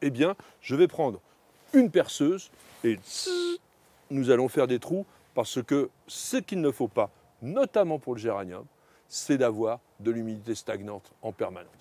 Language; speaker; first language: French; native; French